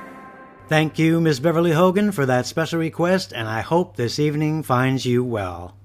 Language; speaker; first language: English; native; English